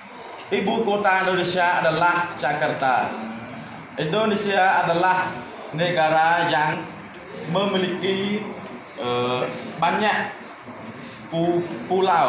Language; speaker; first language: Indonesian; non-native, learner; Khmer